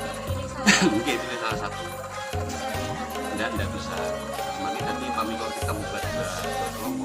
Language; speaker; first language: Indonesian; non-native, local second language; Javanese